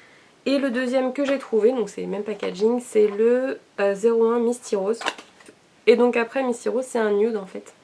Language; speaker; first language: French; native; French